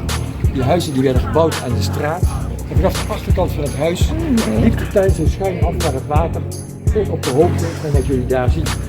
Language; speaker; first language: Dutch; native; Dutch